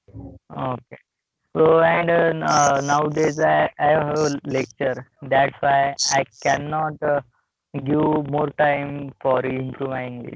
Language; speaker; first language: English; non-native, learner; Marathi